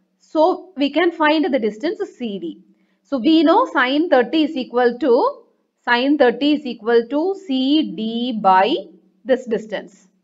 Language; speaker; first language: English; non-native, local second language; Malayalam